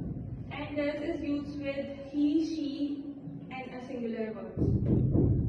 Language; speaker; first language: English; non-native, learner; Urdu